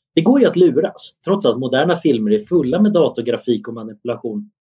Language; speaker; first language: Swedish; native; Swedish